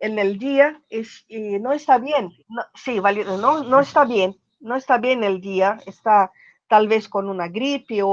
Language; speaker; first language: Spanish; non-native, learner; Portuguese